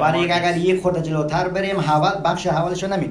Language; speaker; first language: Persian; early bilingual, heritage; Persian